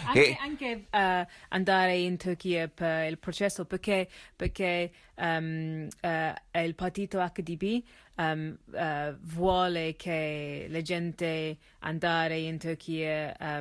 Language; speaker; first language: Italian; non-native, learner; English